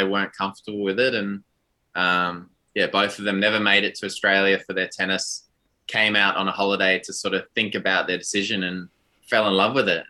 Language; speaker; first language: English; native; English